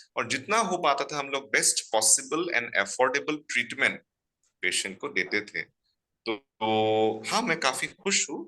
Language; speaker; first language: Hindi; non-native, local second language; Assamese